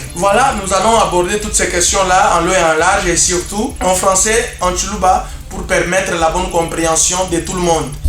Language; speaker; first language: French; non-native, local second language; Luba-Lulua